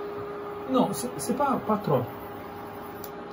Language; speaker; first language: French; non-native, learner; Portuguese